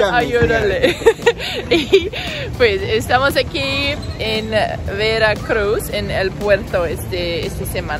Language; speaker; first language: Spanish; non-native, learner; English